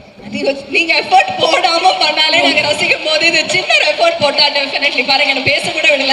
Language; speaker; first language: Tamil; native; Tamil